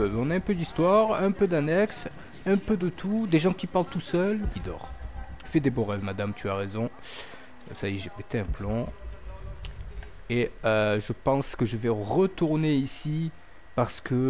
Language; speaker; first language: French; native; French